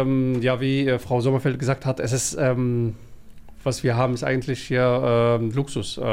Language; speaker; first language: German; non-native, fluent; Somali